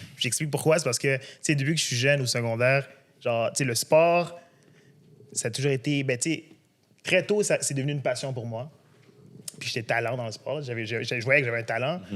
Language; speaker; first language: French; early bilingual, other home language; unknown